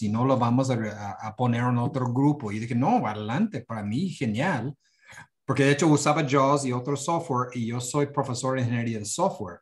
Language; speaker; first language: Spanish; non-native, fluent; English